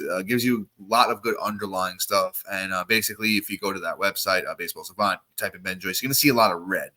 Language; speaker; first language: English; native; English